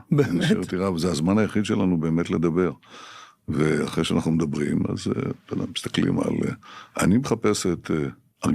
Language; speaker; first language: Hebrew; native; Hebrew